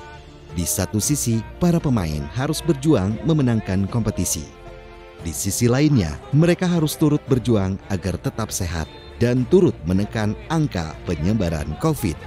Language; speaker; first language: Indonesian; native; Indonesian